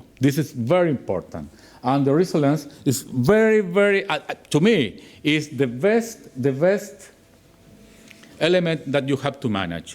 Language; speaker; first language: English; non-native, learner; Spanish